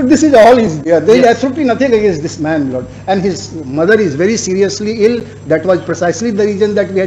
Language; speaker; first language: English; non-native, local second language; Hindi